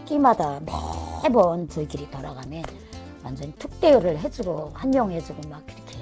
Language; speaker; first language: Korean; native; Korean